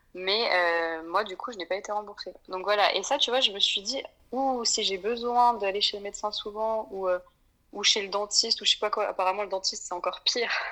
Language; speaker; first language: French; native; French